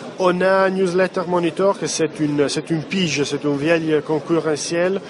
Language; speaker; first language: French; non-native, fluent; Italian